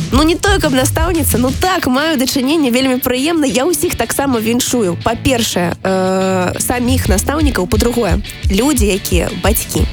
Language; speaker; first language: Belarusian; non-native, local second language; Russian